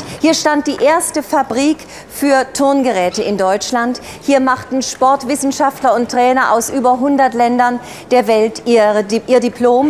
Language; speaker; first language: German; native; German